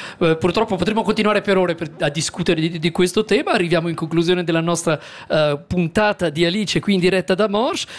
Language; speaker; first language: Italian; native; Italian